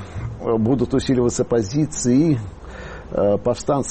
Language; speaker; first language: Russian; native; Russian